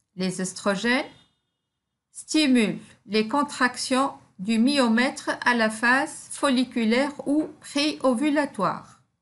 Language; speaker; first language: French; non-native, local second language; Arabic